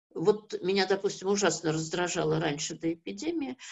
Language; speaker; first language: Russian; native; Russian